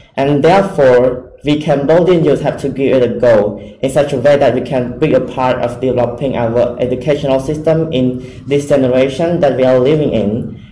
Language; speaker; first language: English; non-native, fluent; Khmer